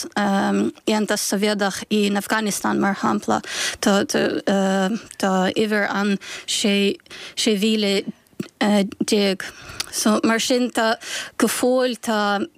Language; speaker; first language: Irish; non-native, fluent; Ukrainian